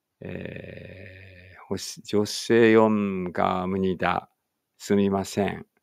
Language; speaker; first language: Japanese; native; Japanese